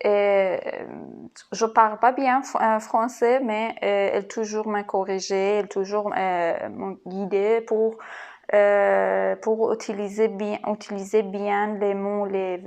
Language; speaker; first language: French; non-native, learner; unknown